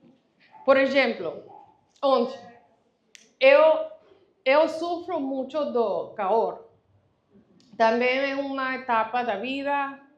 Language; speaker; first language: Portuguese; non-native, fluent; Spanish